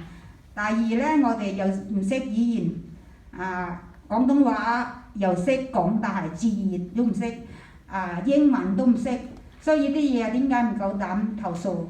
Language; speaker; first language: Cantonese; non-native, fluent; Thai